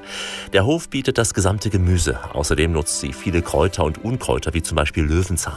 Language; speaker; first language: German; native; German